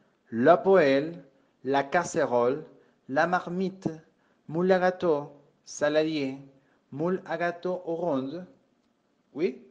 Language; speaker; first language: French; non-native, fluent; Spanish